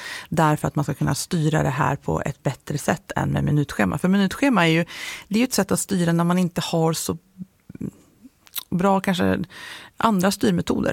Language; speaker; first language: Swedish; native; Swedish